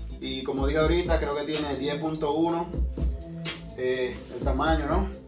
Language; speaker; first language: Spanish; early bilingual, heritage; Spanish